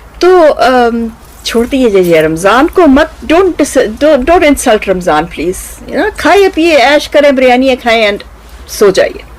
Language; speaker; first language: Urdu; native; Urdu